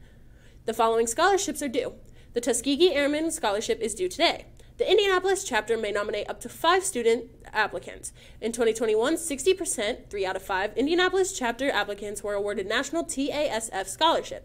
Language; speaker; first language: English; native; English